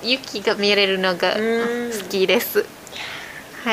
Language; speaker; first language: Japanese; non-native, fluent; Malay